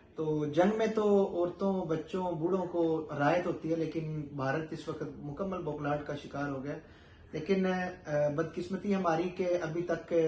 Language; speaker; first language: Urdu; native; Urdu